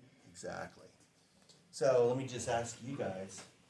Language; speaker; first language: English; native; English